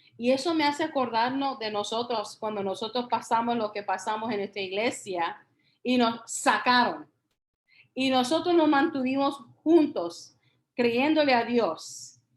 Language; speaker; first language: Spanish; early bilingual, heritage; Spanish